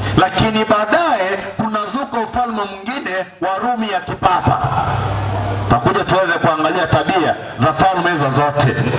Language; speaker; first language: Swahili; non-native, local second language; Gusii